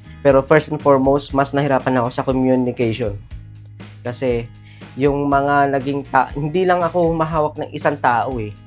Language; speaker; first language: Filipino; non-native, local second language; Iloko